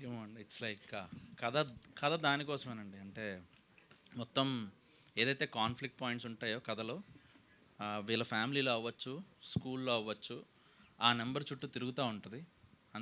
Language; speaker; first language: Telugu; native; Telugu